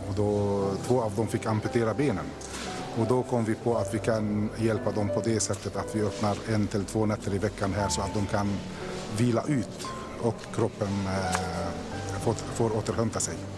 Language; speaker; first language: Swedish; non-native, fluent; Arabic